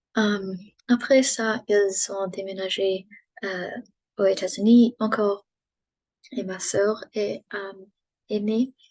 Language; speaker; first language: French; non-native, learner; English